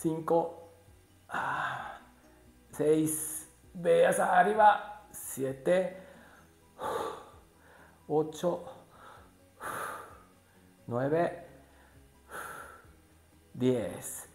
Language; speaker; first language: Spanish; non-native, learner; Japanese